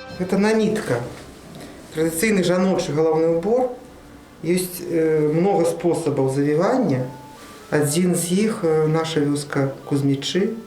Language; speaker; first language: Belarusian; native; Belarusian